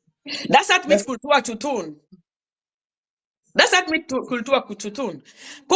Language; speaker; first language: German; non-native, learner; Lingala